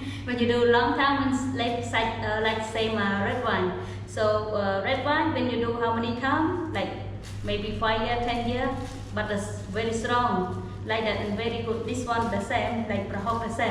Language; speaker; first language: English; non-native, learner; Khmer